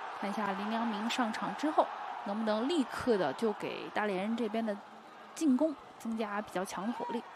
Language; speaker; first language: Chinese; native; Chinese